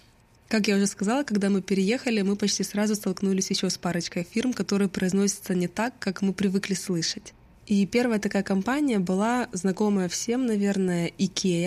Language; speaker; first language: Russian; native; Russian